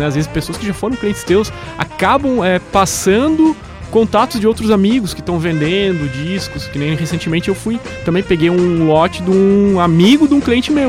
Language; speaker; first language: Portuguese; native; Portuguese